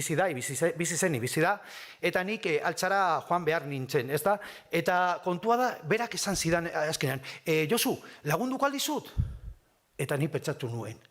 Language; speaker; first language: Basque; non-native, local second language; Spanish